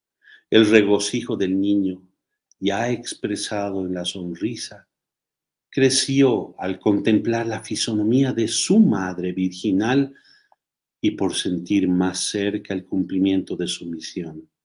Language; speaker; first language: Spanish; native; Spanish